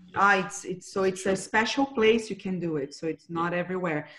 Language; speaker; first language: English; non-native, fluent; Portuguese